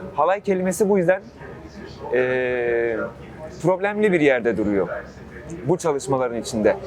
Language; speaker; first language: Turkish; non-native, local second language; Kurdish